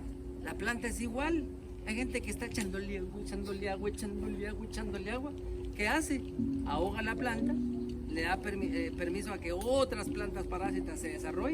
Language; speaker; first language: Spanish; native; Spanish